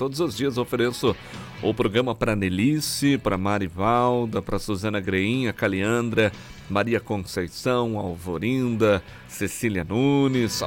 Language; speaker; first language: Portuguese; native; Portuguese